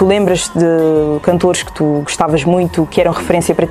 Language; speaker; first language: Portuguese; native; Portuguese